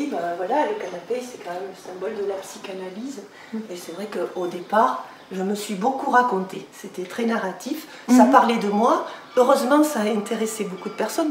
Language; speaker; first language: French; native; French